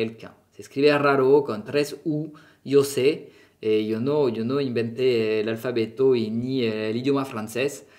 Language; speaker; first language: Spanish; non-native, fluent; French